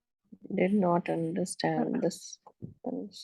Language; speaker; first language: English; non-native, learner; Urdu